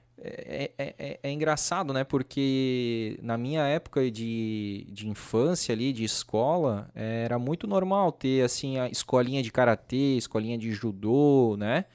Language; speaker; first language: Portuguese; native; Portuguese